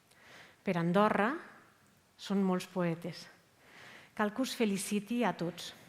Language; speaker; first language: Catalan; native; Catalan